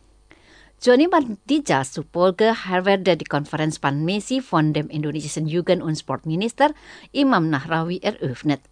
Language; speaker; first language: German; non-native, fluent; Indonesian